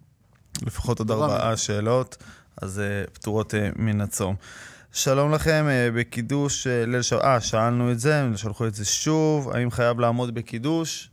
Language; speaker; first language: Hebrew; native; Hebrew